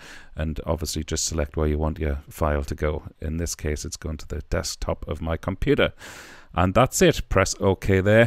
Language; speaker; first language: English; native; English